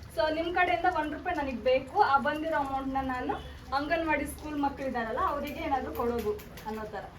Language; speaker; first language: Kannada; native; Kannada